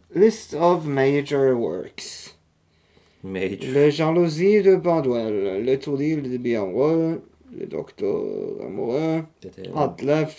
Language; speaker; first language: Norwegian; native; Norwegian